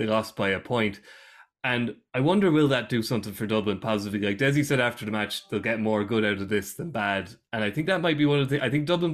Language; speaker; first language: English; native; English